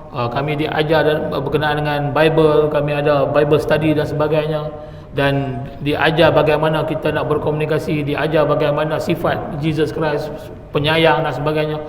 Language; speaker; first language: Malay; non-native, local second language; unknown